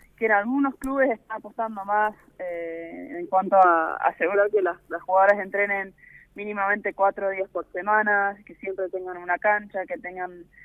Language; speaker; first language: Spanish; early bilingual, other home language; English